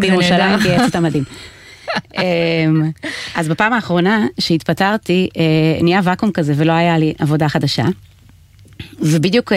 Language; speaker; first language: Hebrew; native; Hebrew